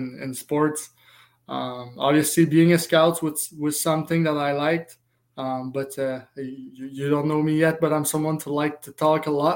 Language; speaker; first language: English; non-native, fluent; French